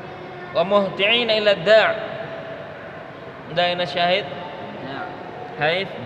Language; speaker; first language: Arabic; non-native, fluent; Indonesian